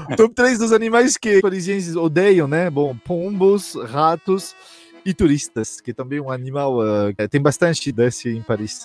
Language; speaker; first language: Portuguese; non-native, fluent; French